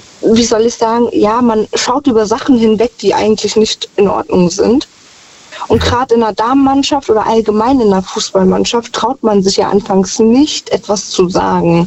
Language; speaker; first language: German; native; German